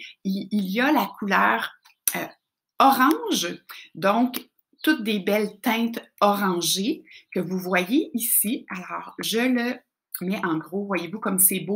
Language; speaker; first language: French; native; French